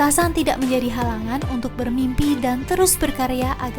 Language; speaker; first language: Indonesian; native; Indonesian